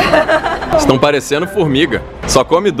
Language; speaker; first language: Portuguese; native; Portuguese